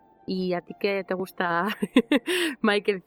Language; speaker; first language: Spanish; native; Spanish